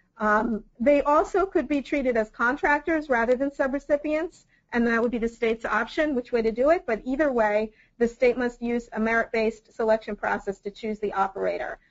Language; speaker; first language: English; native; English